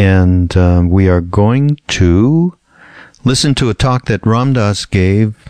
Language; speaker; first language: English; native; English